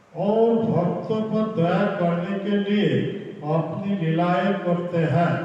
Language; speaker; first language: Hindi; native; Hindi